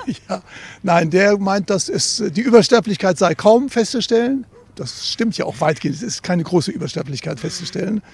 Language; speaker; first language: German; native; German